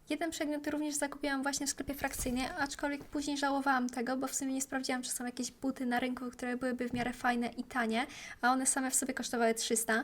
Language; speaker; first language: Polish; native; Polish